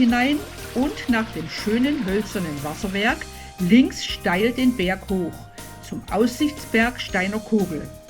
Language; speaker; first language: German; native; German